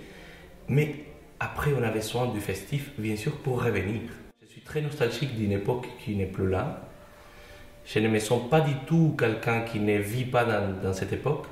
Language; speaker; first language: French; non-native, fluent; Spanish